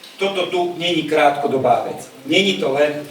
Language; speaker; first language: Ukrainian; non-native, learner; Slovak